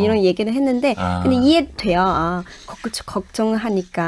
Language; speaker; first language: Korean; non-native, fluent; Chinese